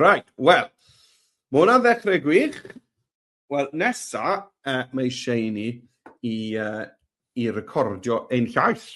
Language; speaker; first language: Welsh; native; Welsh